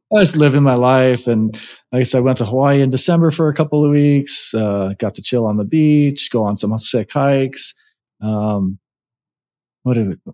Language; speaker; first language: English; native; English